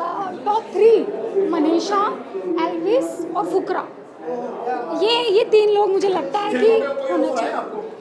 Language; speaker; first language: Hindi; native; Hindi